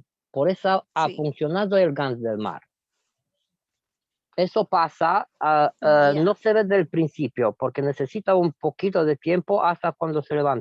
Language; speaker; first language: Spanish; non-native, fluent; Romanian